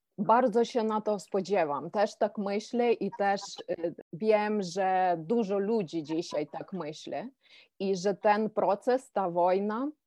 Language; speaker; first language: Polish; non-native, fluent; Ukrainian